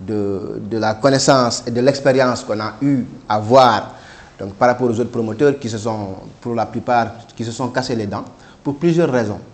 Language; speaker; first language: French; non-native, local second language; Wolof